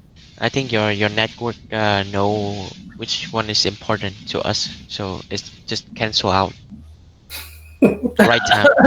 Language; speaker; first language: English; non-native, learner; Vietnamese